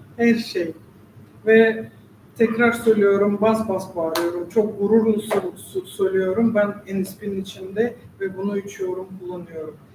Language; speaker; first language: Turkish; non-native, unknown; Russian